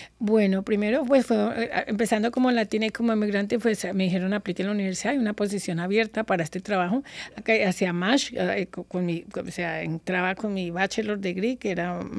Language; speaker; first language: Spanish; native; Spanish